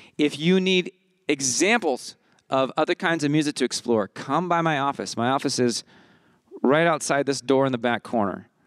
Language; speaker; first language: English; early bilingual, heritage; English